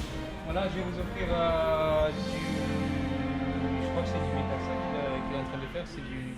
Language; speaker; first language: French; native; French